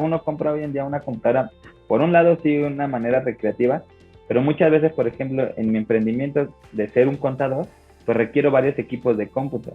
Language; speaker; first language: Spanish; native; Spanish